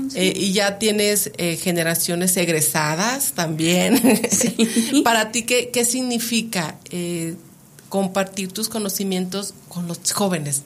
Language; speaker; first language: Spanish; native; Spanish